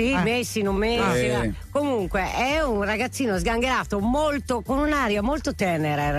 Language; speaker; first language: Italian; native; Italian